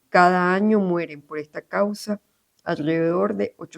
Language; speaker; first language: Spanish; native; Spanish